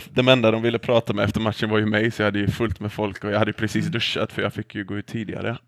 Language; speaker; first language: Swedish; native; Swedish